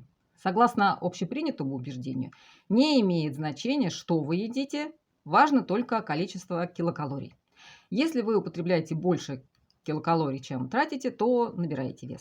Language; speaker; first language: Russian; native; Russian